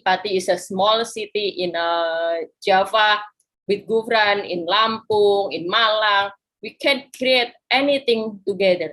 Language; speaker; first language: English; non-native, fluent; Indonesian